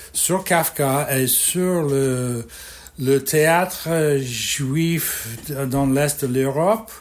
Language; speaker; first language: French; non-native, fluent; English